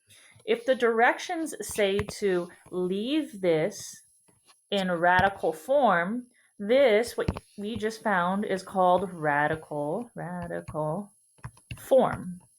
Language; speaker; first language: English; native; English